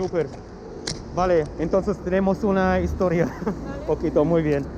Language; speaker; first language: Spanish; non-native, fluent; English